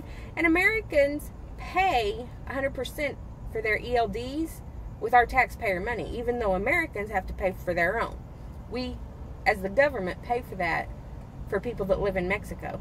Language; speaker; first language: English; native; English